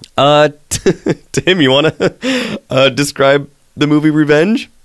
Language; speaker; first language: English; native; English